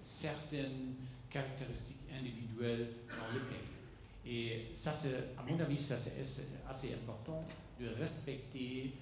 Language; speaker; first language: French; non-native, fluent; German